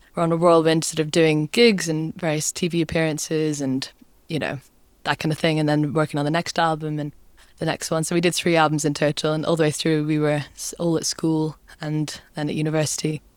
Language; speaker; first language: English; native; English